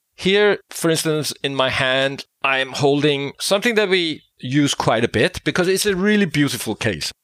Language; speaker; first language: English; non-native, fluent; Danish